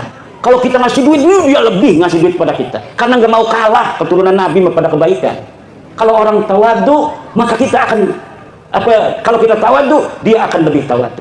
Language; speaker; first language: Indonesian; non-native, local second language; Javanese